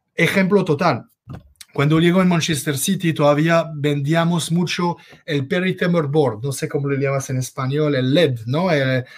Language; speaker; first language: Spanish; non-native, fluent; French